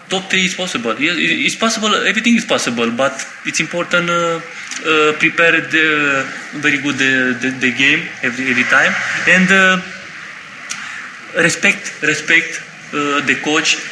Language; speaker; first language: English; non-native, learner; Romanian